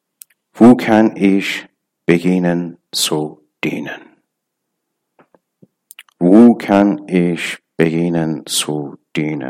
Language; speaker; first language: German; non-native, learner; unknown